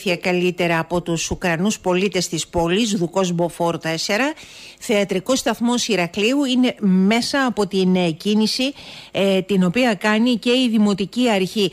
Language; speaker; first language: Greek; native; Greek